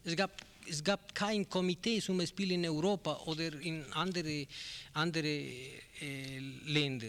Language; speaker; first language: German; non-native, learner; Spanish